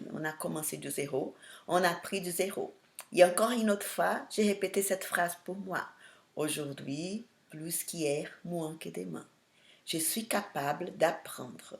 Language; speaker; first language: French; non-native, fluent; Portuguese